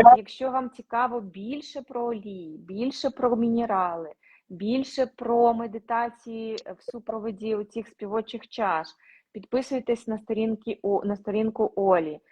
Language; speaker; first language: Ukrainian; non-native, local second language; Russian